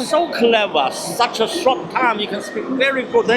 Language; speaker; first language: English; non-native, learner; Chinese